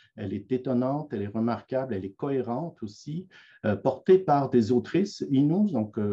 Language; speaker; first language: French; native; French